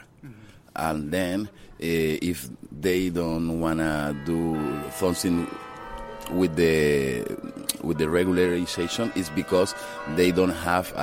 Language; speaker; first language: English; non-native, learner; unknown